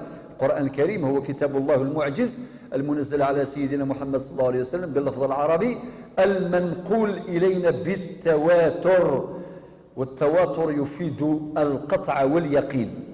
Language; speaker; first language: Arabic; non-native, local second language; Kabyle